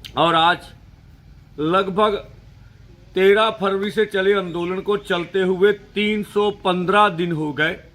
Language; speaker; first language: Hindi; non-native, local second language; Punjabi